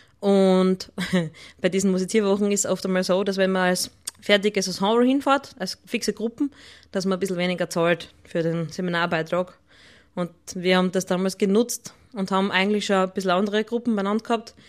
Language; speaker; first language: German; native; German